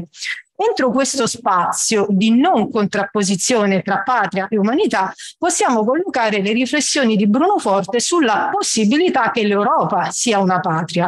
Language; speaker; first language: Italian; native; Italian